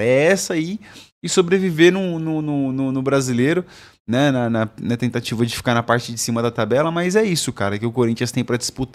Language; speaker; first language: Portuguese; native; Portuguese